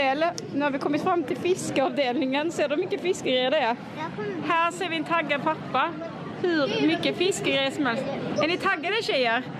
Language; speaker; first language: Swedish; native; Swedish